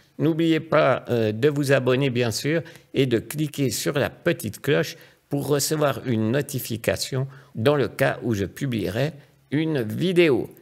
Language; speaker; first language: French; native; French